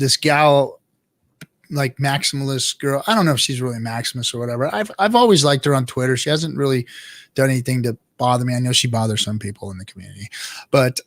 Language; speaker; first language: English; native; English